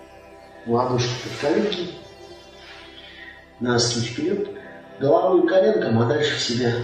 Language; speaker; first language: Russian; native; Russian